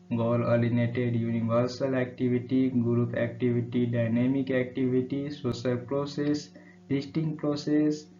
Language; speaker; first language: English; non-native, local second language; Nepali